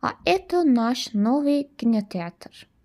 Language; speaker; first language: Russian; non-native, learner; Turkish